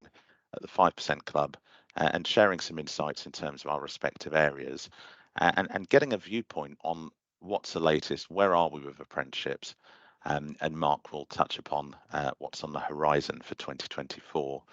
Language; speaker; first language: English; native; English